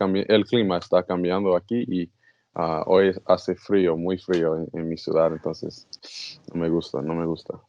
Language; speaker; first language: Spanish; non-native, learner; English